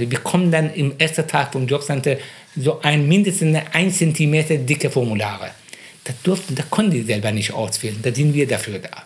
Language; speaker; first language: German; non-native, fluent; Persian